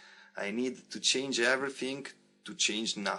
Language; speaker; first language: English; non-native, learner; Italian